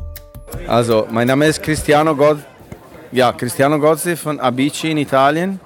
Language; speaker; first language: German; non-native, learner; Italian